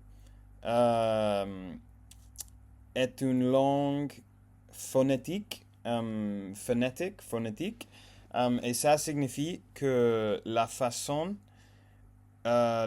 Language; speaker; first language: French; non-native, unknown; English